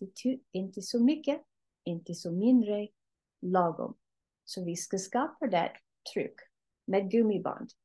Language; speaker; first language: Swedish; non-native, learner; English